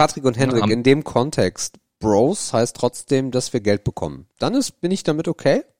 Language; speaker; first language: German; native; German